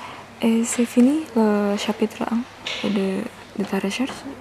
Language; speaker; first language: French; non-native, learner; Indonesian